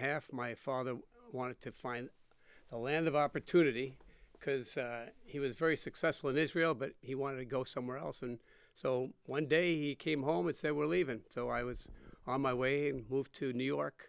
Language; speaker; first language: English; native; English